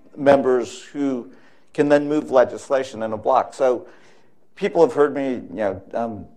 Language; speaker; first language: English; native; English